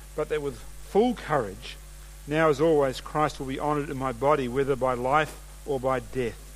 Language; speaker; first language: English; native; English